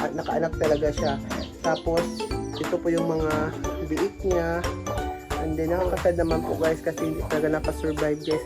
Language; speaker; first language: Filipino; non-native, local second language; Cebuano